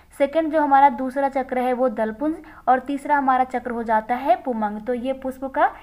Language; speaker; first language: Hindi; native; Hindi